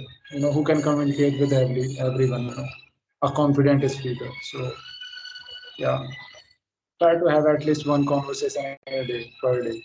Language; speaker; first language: English; non-native, fluent; Hindi